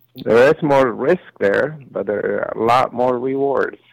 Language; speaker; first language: English; early bilingual, other home language; Spanish